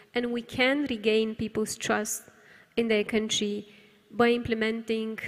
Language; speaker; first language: English; non-native, fluent; Romanian